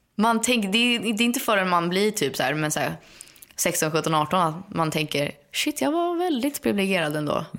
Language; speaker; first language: Swedish; early bilingual, heritage; Swedish